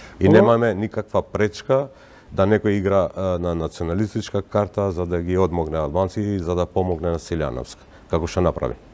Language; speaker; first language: Macedonian; non-native, local second language; Albanian